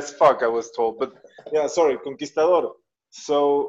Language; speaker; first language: English; non-native, fluent; Spanish